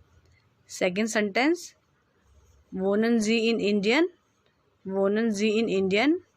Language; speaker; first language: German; non-native, fluent; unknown